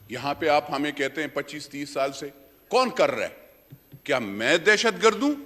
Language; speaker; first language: Urdu; native; Urdu